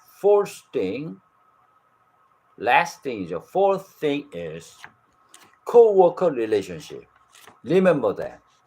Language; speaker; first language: English; non-native, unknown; Korean